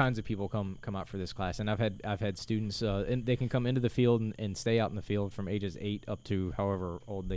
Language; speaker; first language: English; native; English